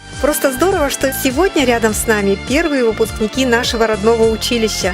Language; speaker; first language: Russian; native; Russian